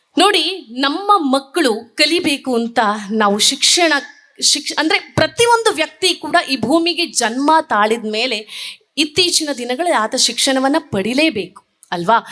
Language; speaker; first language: Kannada; non-native, local second language; Tulu